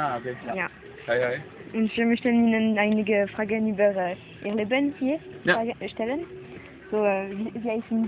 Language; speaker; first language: German; non-native, learner; French